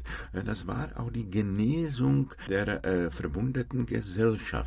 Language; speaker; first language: German; non-native, fluent; Czech